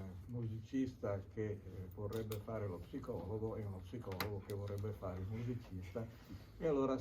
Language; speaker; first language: Italian; native; Italian